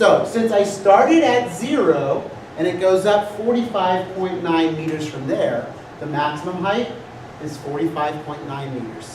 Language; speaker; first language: English; native; English